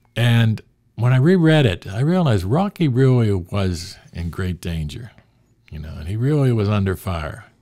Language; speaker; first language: English; native; English